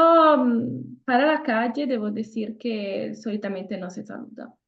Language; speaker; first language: Spanish; non-native, fluent; Italian